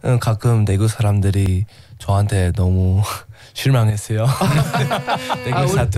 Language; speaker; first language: Korean; non-native, learner; English